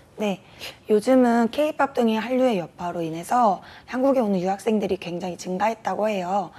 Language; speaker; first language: Korean; native; Korean